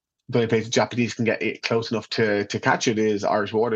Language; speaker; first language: English; native; English